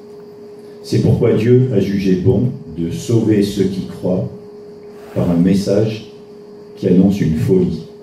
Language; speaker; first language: French; native; French